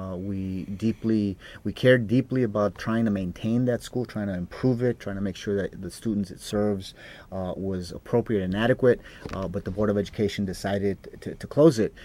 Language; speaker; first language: English; early bilingual, other home language; Spanish